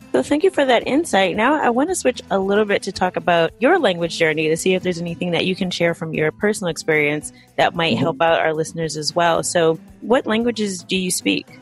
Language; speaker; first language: English; native; English